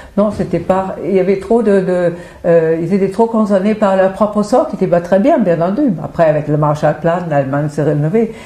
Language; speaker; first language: French; non-native, fluent; German